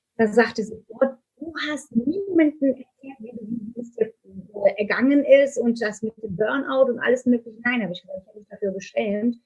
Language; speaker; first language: German; non-native, fluent; Turkish